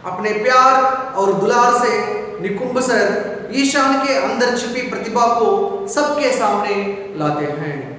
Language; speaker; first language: Hindi; non-native, local second language; Telugu